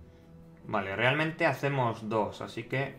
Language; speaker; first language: Spanish; native; Spanish